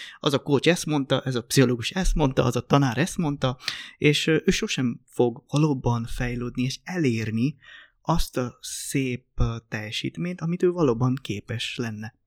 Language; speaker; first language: Hungarian; non-native, fluent; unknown